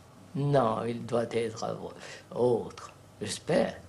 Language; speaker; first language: French; non-native, fluent; Telugu